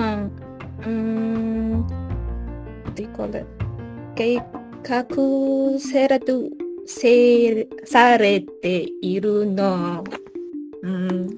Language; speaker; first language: Japanese; non-native, learner; Malay